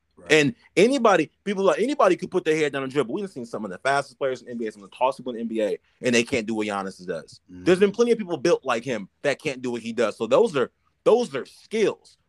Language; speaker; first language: English; native; English